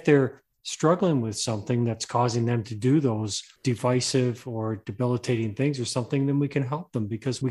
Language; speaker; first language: English; native; English